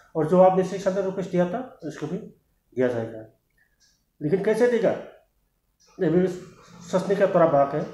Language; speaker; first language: Hindi; non-native, local second language; Bodo